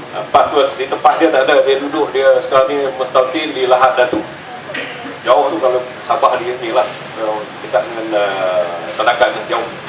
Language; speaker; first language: Malay; native; Malay